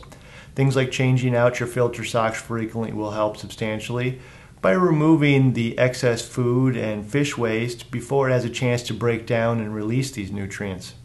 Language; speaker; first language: English; native; English